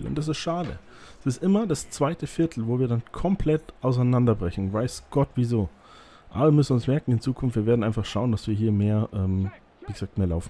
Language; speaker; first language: German; native; German